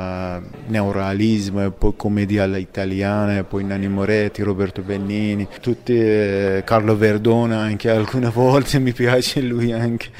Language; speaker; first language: Italian; non-native, fluent; Persian